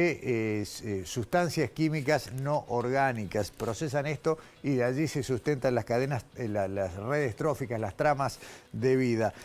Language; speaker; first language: Spanish; native; Spanish